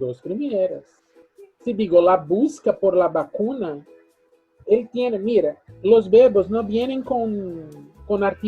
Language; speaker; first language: Spanish; non-native, fluent; Portuguese